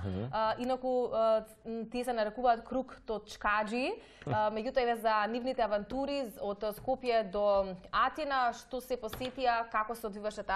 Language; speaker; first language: Macedonian; native; Macedonian